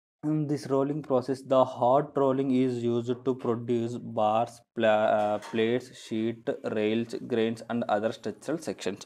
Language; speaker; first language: English; non-native, local second language; Telugu